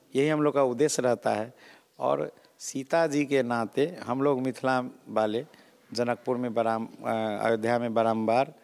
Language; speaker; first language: Hindi; non-native, local second language; Maithili